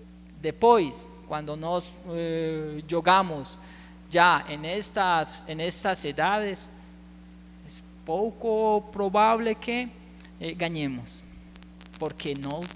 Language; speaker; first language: Portuguese; non-native, learner; Spanish